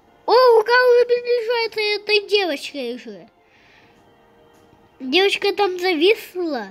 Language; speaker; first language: Russian; early bilingual, heritage; Russian